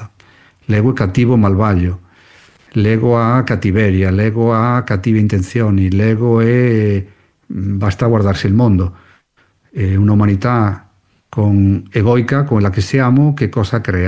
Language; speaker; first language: Italian; non-native, fluent; Spanish